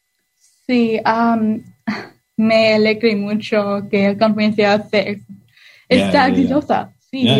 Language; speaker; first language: Spanish; non-native, learner; English